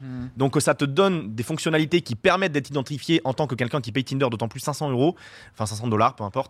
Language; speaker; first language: French; native; French